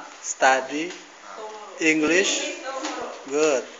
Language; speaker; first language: English; non-native, fluent; Indonesian